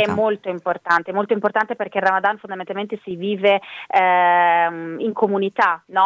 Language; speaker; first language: Italian; native; Italian